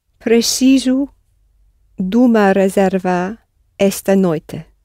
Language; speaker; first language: Portuguese; non-native, learner; English